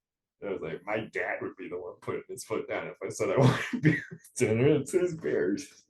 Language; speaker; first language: English; native; English